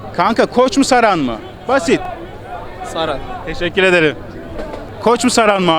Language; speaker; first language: Turkish; native; Turkish